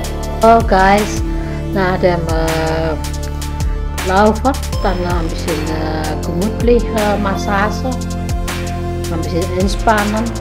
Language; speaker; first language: German; non-native, learner; Indonesian